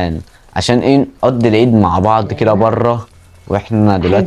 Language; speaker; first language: Arabic; native; Arabic